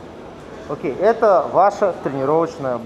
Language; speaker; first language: Russian; native; Russian